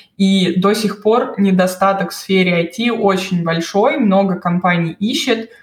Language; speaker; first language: Russian; native; Russian